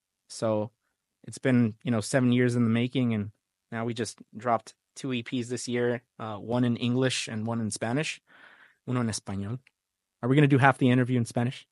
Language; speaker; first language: English; early bilingual, other home language; Spanish